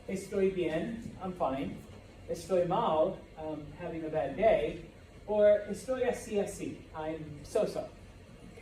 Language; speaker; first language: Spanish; non-native, fluent; English